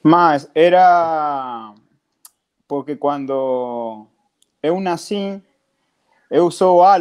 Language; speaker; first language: Portuguese; non-native, fluent; Spanish